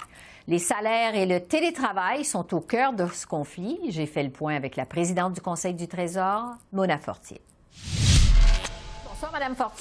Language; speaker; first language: French; native; French